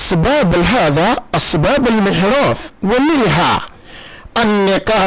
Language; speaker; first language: Arabic; non-native, learner; Yoruba